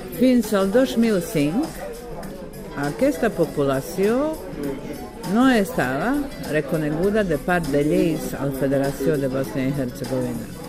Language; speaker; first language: Catalan; non-native, fluent; Bosnian